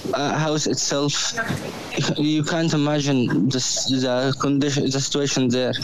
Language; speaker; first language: English; non-native, learner; Arabic